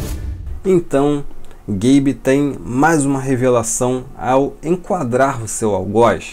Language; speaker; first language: Portuguese; native; Portuguese